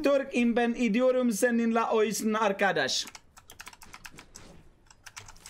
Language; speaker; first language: Turkish; non-native, learner; Swedish